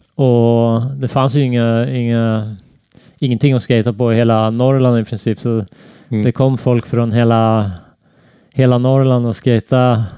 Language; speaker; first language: Swedish; native; Swedish